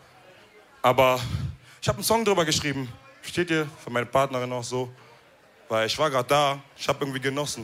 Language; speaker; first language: German; early bilingual, other home language; Wolof